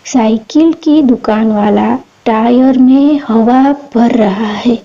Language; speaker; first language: Hindi; non-native, local second language; Gujarati